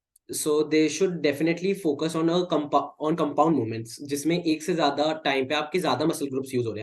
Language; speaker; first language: Hindi; native; Hindi